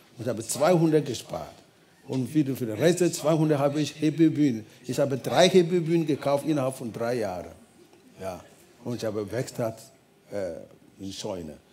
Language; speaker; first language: German; non-native, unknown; Ewe